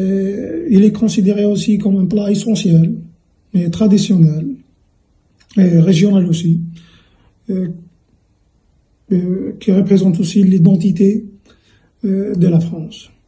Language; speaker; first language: French; non-native, local second language; Arabic